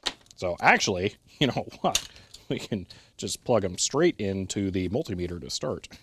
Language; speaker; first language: English; native; English